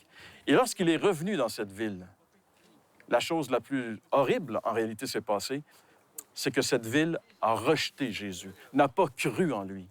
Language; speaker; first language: French; native; French